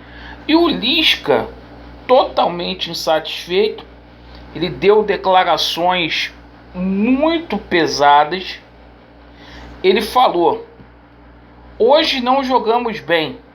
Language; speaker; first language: Portuguese; native; Portuguese